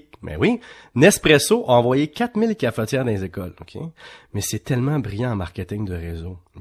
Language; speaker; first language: French; native; French